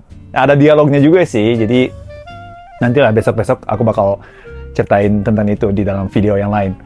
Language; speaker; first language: Indonesian; non-native, fluent; Japanese